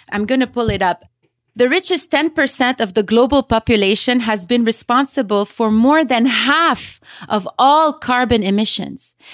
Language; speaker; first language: English; early bilingual, other home language; Arabic